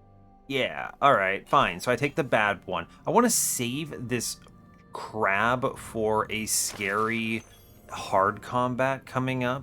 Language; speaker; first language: English; native; English